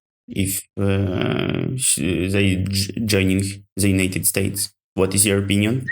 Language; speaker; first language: English; non-native, learner; Ukrainian